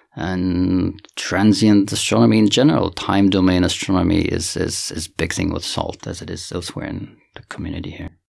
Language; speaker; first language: English; non-native, fluent; Finnish